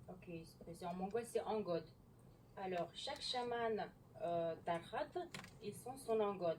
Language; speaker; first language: French; non-native, learner; Mongolian